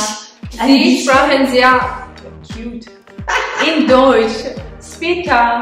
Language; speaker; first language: German; non-native, learner; Albanian